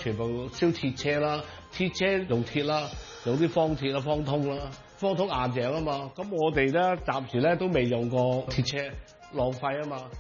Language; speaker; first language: Cantonese; native; Cantonese